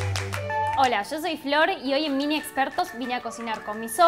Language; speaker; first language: Spanish; native; Spanish